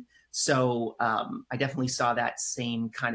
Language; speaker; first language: English; native; English